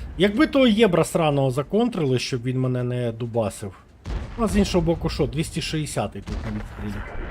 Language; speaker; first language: Ukrainian; non-native, local second language; Russian